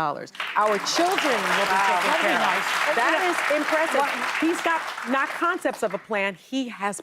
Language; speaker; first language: English; native; English